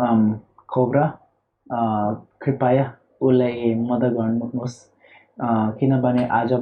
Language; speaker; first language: Nepali; early bilingual, heritage; Nepali